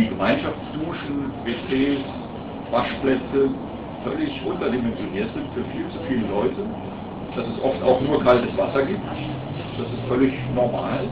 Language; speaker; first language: German; native; German